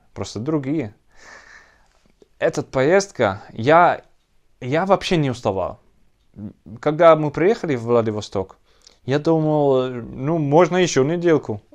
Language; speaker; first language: Russian; non-native, learner; Dutch